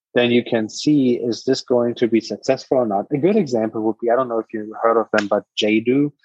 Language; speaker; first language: English; non-native, fluent; German